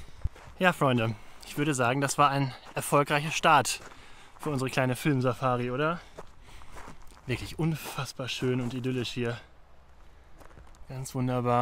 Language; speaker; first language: German; native; German